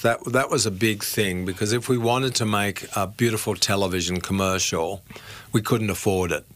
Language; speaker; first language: English; native; English